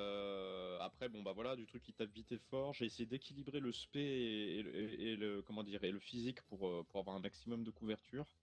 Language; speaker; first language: French; native; French